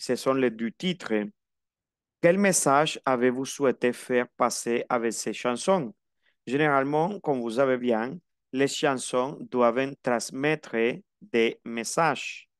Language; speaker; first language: French; non-native, fluent; Spanish